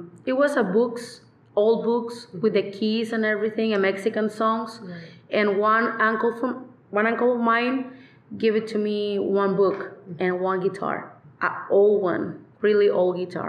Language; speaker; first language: English; non-native, learner; Spanish